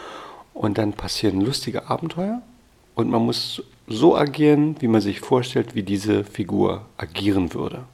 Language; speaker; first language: German; native; German